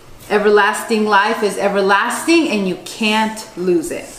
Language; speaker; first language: English; native; English